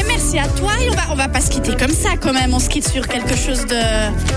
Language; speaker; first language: French; native; French